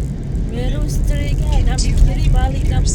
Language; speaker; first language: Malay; non-native, local second language; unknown